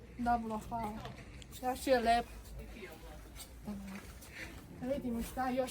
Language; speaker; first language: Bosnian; non-native, learner; Chinese